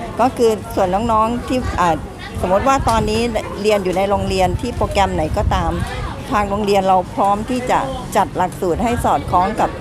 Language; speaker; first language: Thai; native; Thai